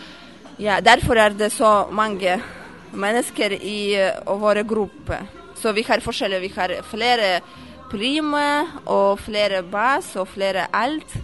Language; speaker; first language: Norwegian; non-native, learner; Russian